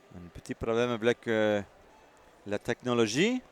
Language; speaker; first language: French; non-native, local second language; English